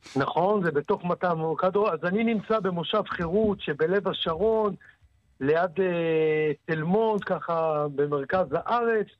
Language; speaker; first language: Hebrew; native; Hebrew